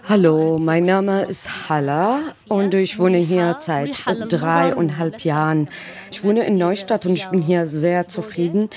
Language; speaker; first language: German; non-native, learner; Arabic